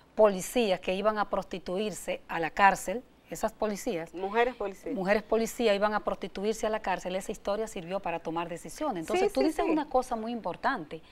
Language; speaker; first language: Spanish; native; Spanish